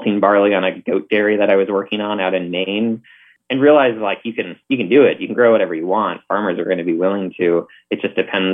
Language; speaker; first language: English; native; English